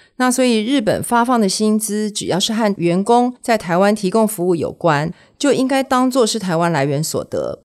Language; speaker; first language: Chinese; native; Chinese